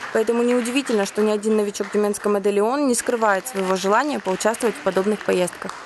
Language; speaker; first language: Russian; native; Russian